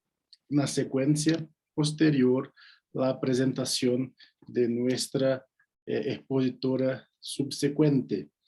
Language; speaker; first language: Spanish; non-native, learner; Portuguese